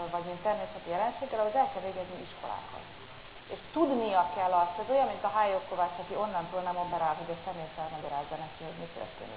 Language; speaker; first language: Hungarian; native; Hungarian